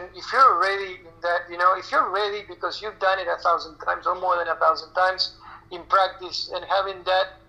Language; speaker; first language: English; non-native, fluent; Spanish